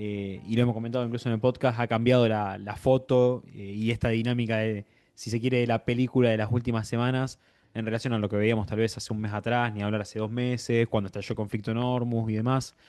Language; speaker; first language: Spanish; native; Spanish